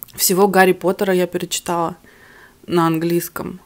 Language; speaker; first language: Russian; early bilingual, other home language; Armenian